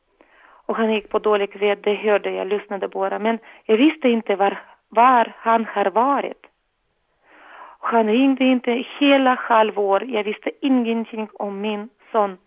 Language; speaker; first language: Swedish; non-native, fluent; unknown